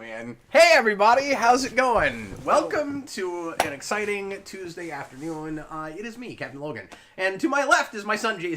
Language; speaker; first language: English; native; English